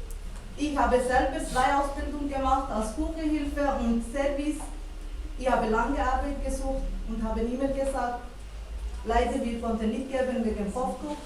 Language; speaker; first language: German; non-native, learner; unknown